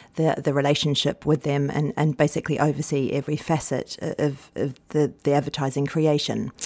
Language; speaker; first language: English; native; English